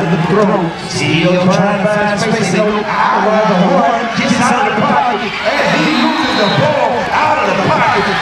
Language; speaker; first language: English; native; English